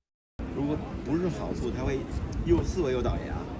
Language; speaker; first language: Chinese; native; Chinese